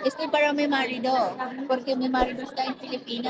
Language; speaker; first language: Spanish; non-native, learner; Filipino